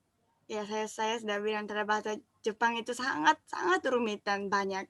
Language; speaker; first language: Indonesian; non-native, fluent; Japanese